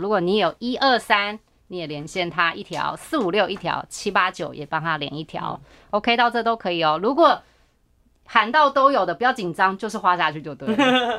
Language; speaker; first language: Chinese; native; Chinese